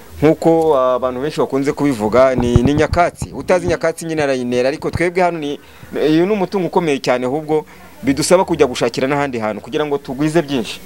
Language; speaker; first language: Kinyarwanda; native; Kinyarwanda